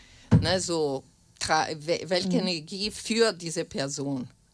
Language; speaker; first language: German; non-native, learner; Portuguese